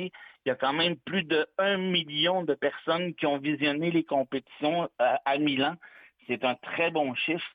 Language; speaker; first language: French; native; French